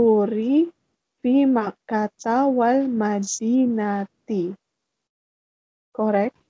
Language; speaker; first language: Arabic; non-native, learner; Malay